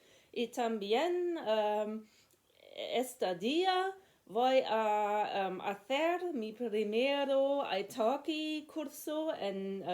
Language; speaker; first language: Spanish; non-native, learner; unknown